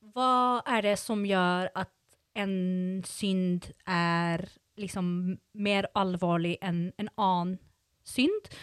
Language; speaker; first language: Norwegian; non-native, fluent; Swedish